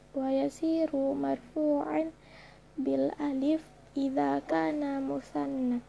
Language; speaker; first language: Arabic; non-native, learner; Indonesian